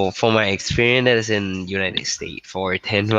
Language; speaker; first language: English; non-native, learner; Thai